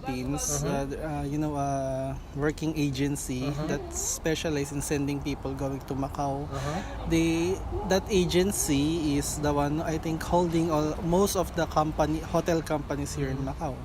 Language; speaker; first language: English; non-native, learner; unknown